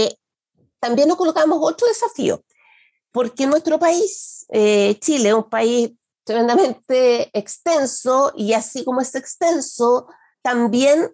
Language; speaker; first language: Spanish; native; Spanish